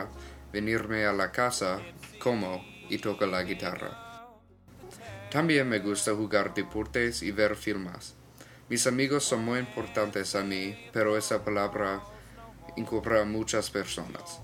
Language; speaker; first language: Spanish; non-native, learner; English